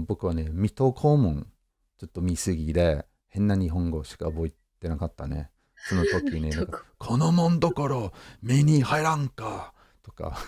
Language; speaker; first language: Japanese; non-native, fluent; English